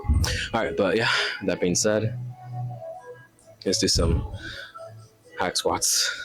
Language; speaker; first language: English; native; English